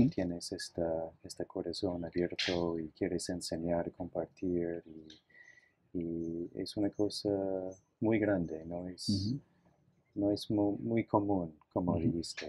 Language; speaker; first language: Spanish; non-native, fluent; English